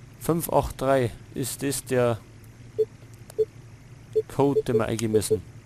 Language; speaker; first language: German; native; German